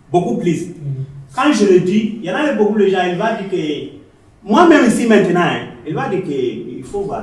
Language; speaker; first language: French; non-native, learner; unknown